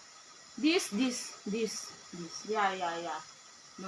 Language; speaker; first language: English; non-native, learner; Thado Chin